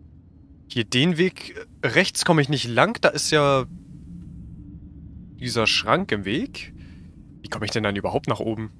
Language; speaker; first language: German; native; German